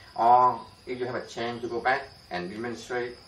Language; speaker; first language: English; non-native, fluent; Vietnamese